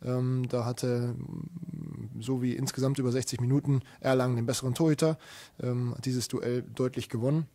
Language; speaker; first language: German; native; German